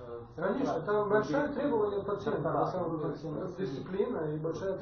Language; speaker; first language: Russian; non-native, fluent; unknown